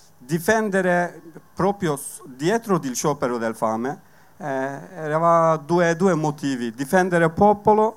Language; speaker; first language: Italian; non-native, learner; Kurdish